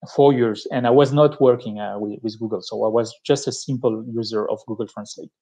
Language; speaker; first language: English; non-native, fluent; French